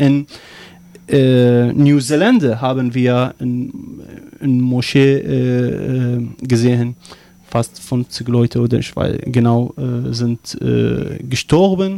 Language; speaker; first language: German; non-native, learner; Arabic